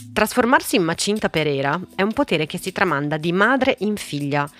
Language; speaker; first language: Italian; early bilingual, other home language; Portuguese